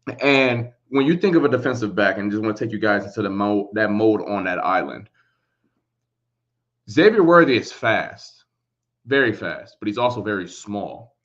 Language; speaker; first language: English; native; English